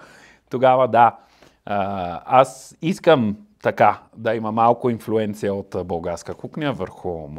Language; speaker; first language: Bulgarian; non-native, learner; Italian